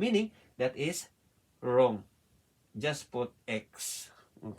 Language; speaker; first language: English; non-native, learner; Filipino